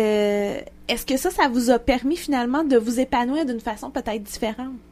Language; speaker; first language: French; native; French